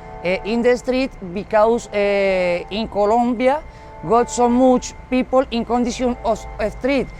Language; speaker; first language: English; non-native, learner; Spanish